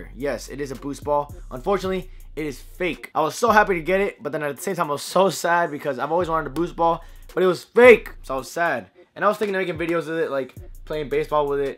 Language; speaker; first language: English; native; English